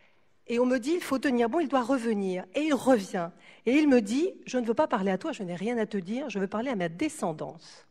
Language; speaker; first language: French; native; French